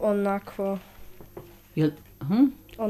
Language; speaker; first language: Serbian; early bilingual, heritage; Serbian